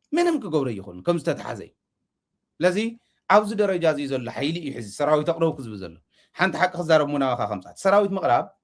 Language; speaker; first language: Tigrinya; native; Tigrinya